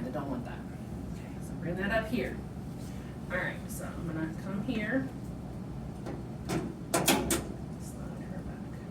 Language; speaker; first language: English; native; English